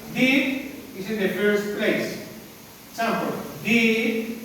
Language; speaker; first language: English; non-native, learner; Spanish